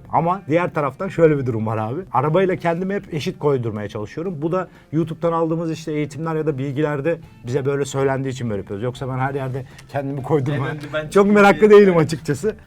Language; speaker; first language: Turkish; native; Turkish